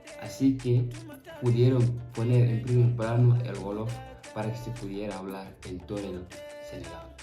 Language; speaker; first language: Spanish; non-native, fluent; Fula